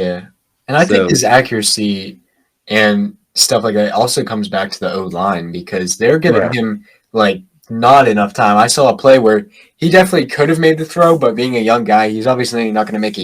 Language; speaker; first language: English; native; English